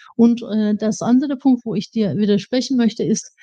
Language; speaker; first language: German; native; German